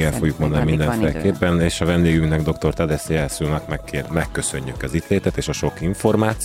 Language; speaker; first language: Hungarian; native; Hungarian